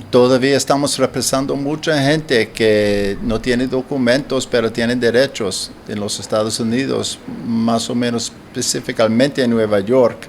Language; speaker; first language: Spanish; non-native, learner; English